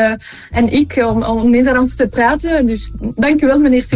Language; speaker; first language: Dutch; non-native, local second language; French